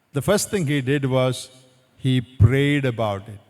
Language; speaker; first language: English; non-native, local second language; Malayalam